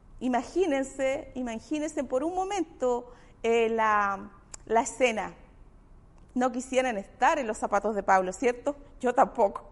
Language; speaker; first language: Spanish; native; Spanish